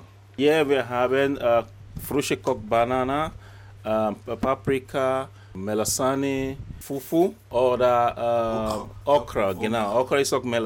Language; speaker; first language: German; non-native, learner; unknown